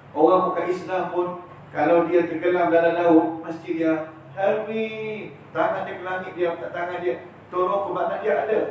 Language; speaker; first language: Malay; early bilingual, heritage; Malay